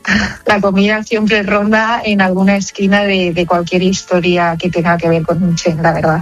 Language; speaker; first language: Spanish; native; Spanish